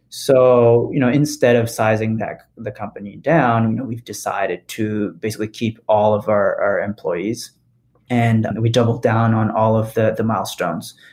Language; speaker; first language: English; non-native, fluent; Japanese